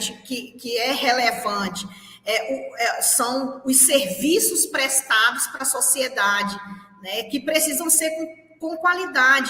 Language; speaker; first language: Portuguese; native; Portuguese